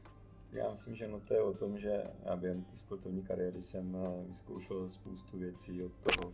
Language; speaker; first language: Czech; native; Czech